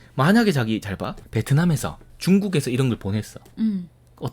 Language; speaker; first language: Korean; native; Korean